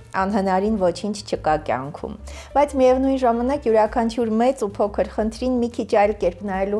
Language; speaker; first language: Armenian; native; Armenian